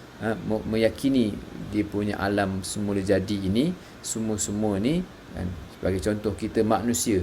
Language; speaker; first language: Malay; native; Malay